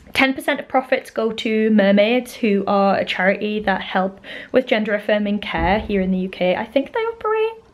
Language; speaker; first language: English; native; English